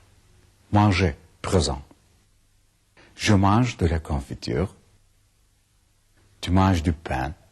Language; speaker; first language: French; non-native, fluent; Turkish